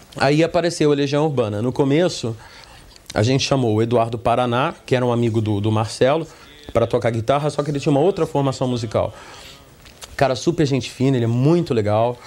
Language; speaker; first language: Portuguese; early bilingual, other home language; English